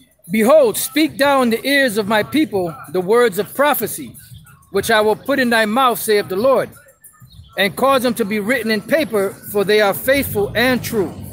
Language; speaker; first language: English; native; English